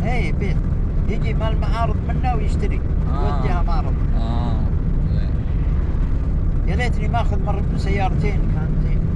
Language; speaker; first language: Arabic; native; Arabic